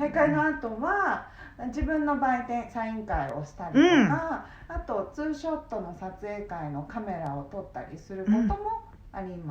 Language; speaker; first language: Japanese; native; Japanese